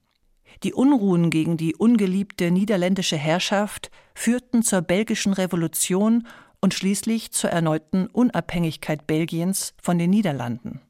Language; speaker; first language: German; native; German